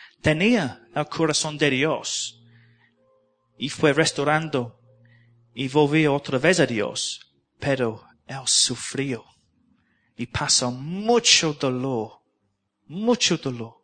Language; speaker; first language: Spanish; non-native, learner; English